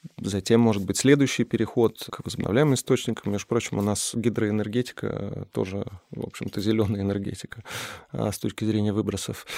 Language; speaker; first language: Russian; native; Russian